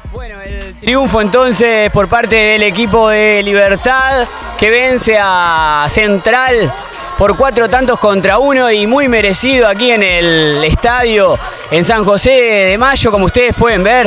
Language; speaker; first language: Spanish; native; Spanish